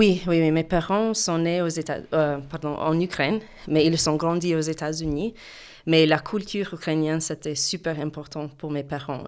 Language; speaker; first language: French; non-native, learner; English